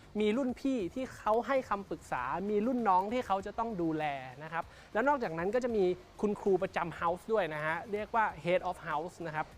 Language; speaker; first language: Thai; native; Thai